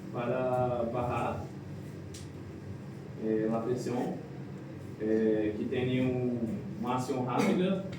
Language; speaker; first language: Portuguese; non-native, learner; Spanish